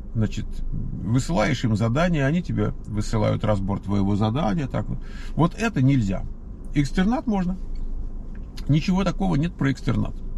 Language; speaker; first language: Russian; native; Russian